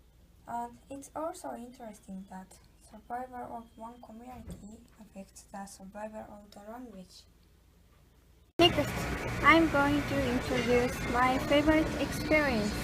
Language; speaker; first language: English; non-native, learner; Japanese